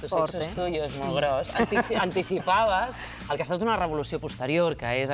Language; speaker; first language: Catalan; native; Catalan